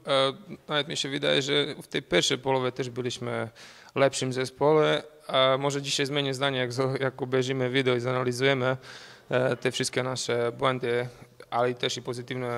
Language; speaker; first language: Polish; non-native, fluent; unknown